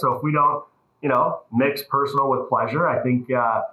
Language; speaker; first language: English; native; English